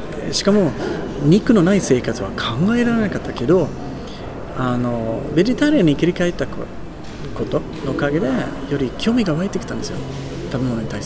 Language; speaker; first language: Japanese; non-native, fluent; Swedish